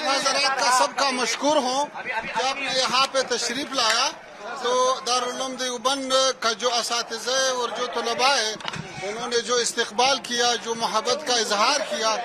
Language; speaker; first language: Hindi; non-native, learner; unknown